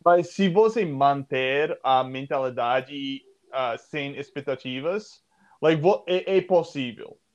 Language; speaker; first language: Portuguese; non-native, fluent; English